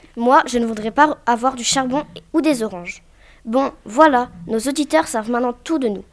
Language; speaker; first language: French; native; French